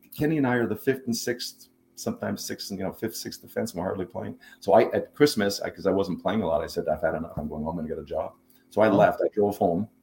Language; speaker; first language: English; non-native, fluent; German